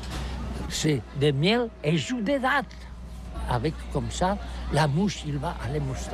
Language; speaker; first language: French; non-native, learner; Catalan